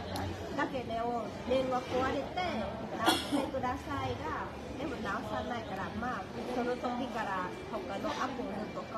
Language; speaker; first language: Japanese; non-native, learner; Vietnamese